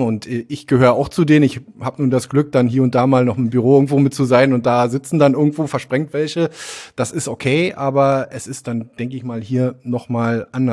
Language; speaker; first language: German; native; German